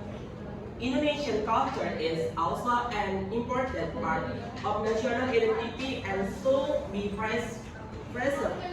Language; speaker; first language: English; non-native, learner; Indonesian